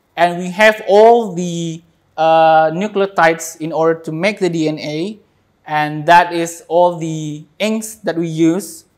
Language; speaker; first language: English; non-native, fluent; Indonesian